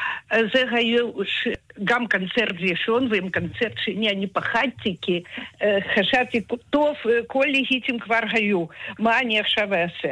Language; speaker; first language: Hebrew; non-native, fluent; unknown